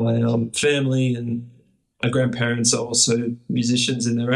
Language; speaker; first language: English; native; English